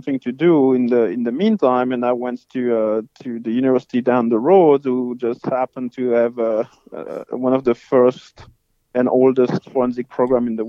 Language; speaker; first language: English; non-native, fluent; French